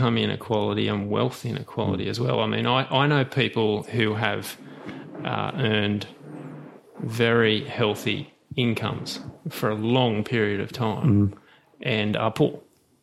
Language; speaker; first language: English; native; English